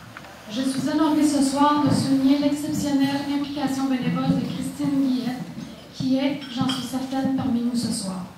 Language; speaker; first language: French; native; French